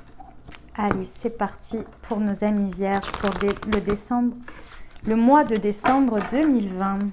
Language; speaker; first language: French; native; French